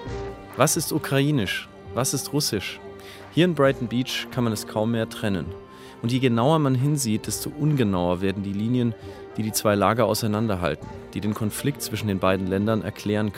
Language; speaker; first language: German; native; German